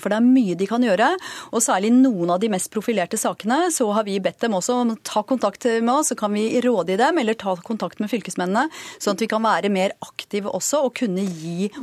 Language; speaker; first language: Norwegian; native; Norwegian